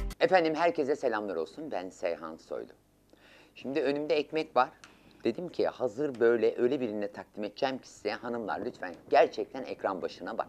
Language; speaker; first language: Turkish; native; Turkish